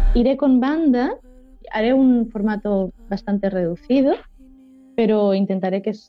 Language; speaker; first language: Spanish; non-native, local second language; Catalan